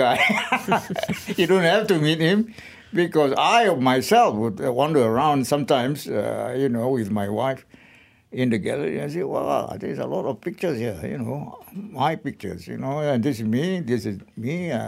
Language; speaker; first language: English; non-native, local second language; Malay